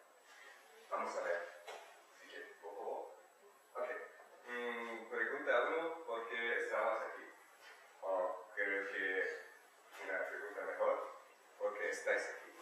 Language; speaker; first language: Spanish; non-native, learner; German